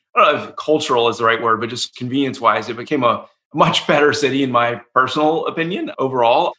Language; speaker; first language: English; native; English